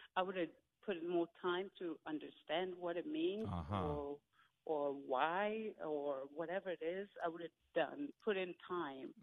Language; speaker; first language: English; non-native, fluent; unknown